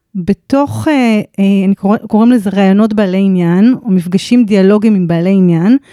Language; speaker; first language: Hebrew; native; Hebrew